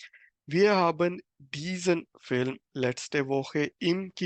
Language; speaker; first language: German; non-native, fluent; Urdu